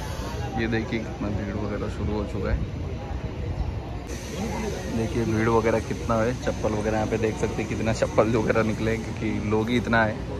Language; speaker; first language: Hindi; non-native, local second language; Bhojpuri